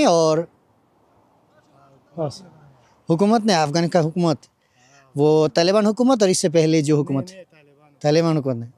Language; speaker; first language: Hindi; non-native, learner; Bangla